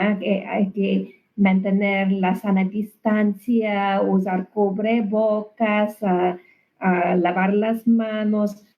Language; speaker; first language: Spanish; non-native, learner; English